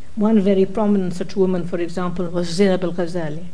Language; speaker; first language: English; non-native, fluent; Arabic